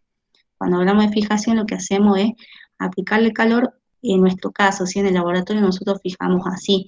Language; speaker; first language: Spanish; native; Spanish